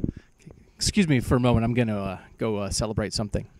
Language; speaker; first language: English; native; English